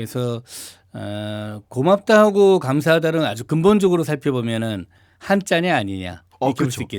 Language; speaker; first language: Korean; native; Korean